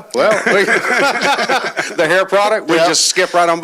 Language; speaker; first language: English; native; English